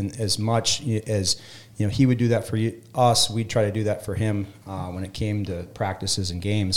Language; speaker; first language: English; native; English